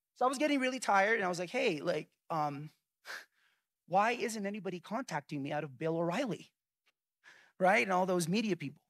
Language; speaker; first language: English; early bilingual, other home language; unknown